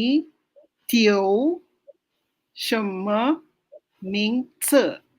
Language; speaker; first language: Chinese; non-native, learner; Filipino